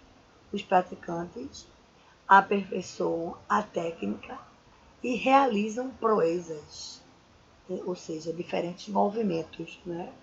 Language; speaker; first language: Portuguese; native; Portuguese